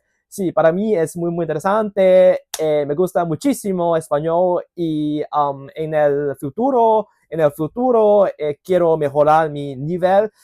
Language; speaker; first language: Spanish; non-native, fluent; Cantonese